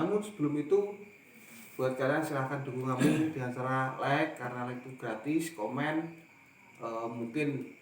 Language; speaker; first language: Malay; non-native, local second language; Javanese